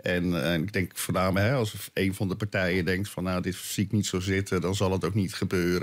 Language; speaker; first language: Dutch; native; Dutch